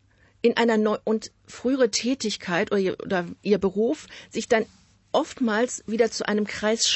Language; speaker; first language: German; native; German